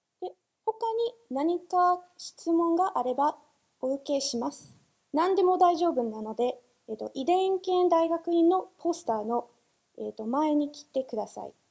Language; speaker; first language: Japanese; non-native, fluent; English